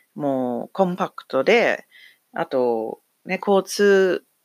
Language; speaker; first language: Japanese; non-native, fluent; English